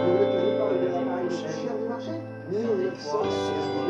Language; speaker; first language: French; native; French